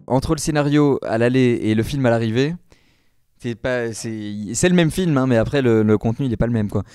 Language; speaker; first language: French; native; French